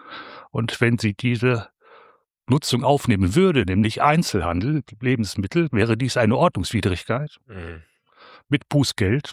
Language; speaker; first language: German; native; German